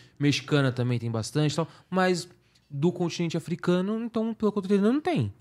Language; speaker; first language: Portuguese; native; Portuguese